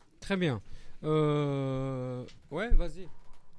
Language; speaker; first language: French; native; French